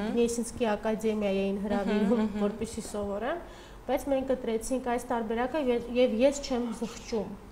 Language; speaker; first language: Armenian; early bilingual, heritage; Armenian